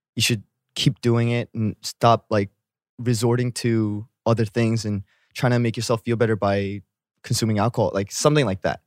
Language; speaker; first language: English; native; English